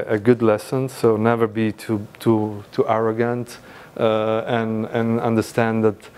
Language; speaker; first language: English; non-native, fluent; Italian